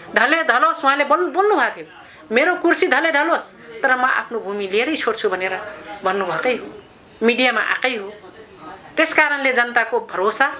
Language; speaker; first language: Nepali; non-native, local second language; Rana Tharu